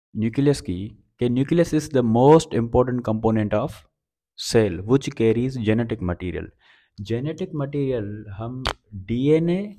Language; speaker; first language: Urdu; non-native, local second language; Sindhi